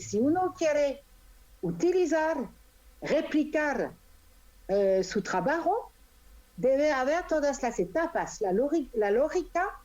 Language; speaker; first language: Spanish; non-native, fluent; French